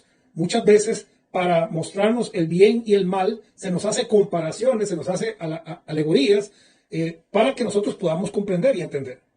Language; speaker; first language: Spanish; native; Spanish